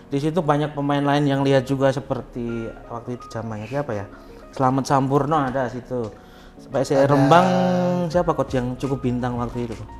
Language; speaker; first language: Indonesian; native; Indonesian